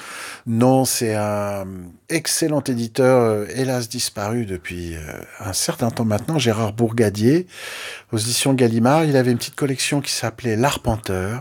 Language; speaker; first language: French; native; French